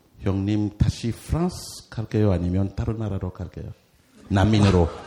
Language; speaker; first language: Korean; non-native, learner; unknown